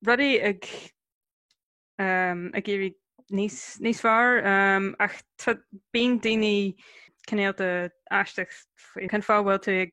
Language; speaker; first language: Irish; non-native, local second language; English